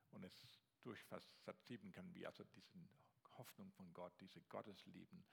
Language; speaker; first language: German; non-native, learner; Danish